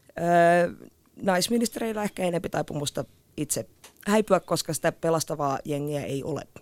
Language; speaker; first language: Finnish; native; Finnish